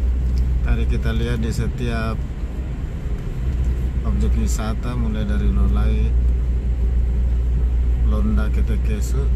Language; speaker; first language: Indonesian; native; Indonesian